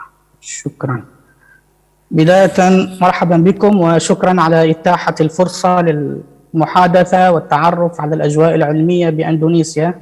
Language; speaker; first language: Arabic; native; Arabic